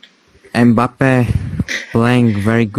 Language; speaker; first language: English; non-native, learner; Slovak